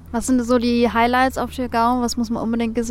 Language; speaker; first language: German; native; German